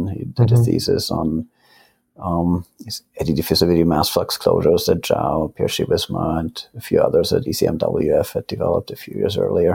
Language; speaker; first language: English; non-native, fluent; Finnish